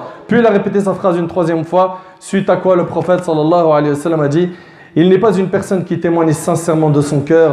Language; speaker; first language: French; native; French